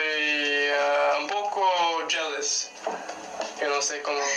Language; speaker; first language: Spanish; non-native, learner; English